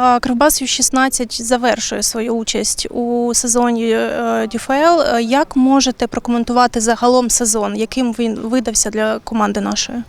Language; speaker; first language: Ukrainian; native; Ukrainian